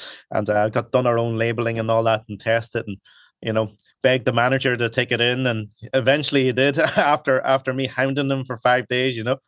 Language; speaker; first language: English; early bilingual, other home language; Cantonese